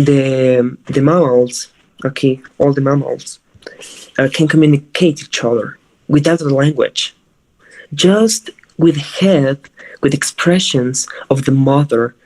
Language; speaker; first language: English; non-native, fluent; Spanish